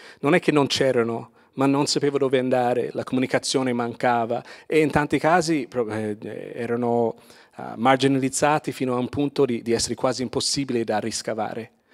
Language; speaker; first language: Italian; non-native, fluent; English